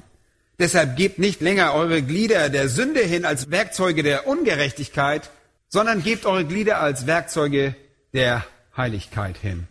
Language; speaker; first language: German; native; German